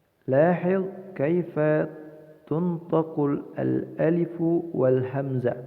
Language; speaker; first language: Arabic; non-native, fluent; Indonesian